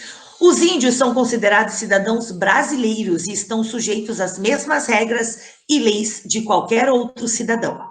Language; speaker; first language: Portuguese; native; Portuguese